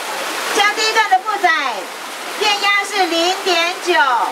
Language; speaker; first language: Chinese; native; Chinese